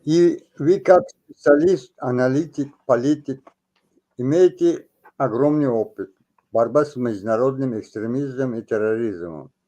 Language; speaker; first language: Russian; non-native, local second language; Tajik